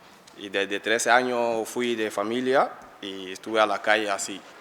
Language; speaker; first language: Spanish; non-native, learner; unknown